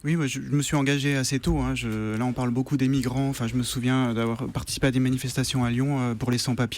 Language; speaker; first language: French; native; French